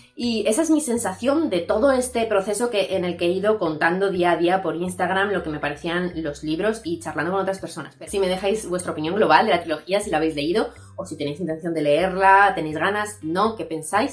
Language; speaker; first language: Spanish; native; Spanish